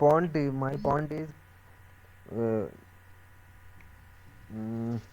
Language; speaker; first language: English; non-native, learner; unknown